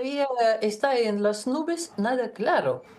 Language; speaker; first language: Spanish; non-native, fluent; Russian